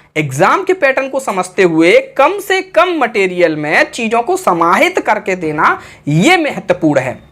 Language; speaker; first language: Hindi; native; Hindi